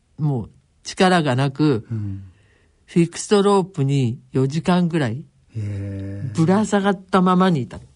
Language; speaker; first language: Japanese; native; Japanese